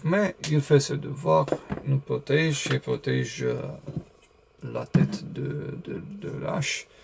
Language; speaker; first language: French; non-native, learner; Romanian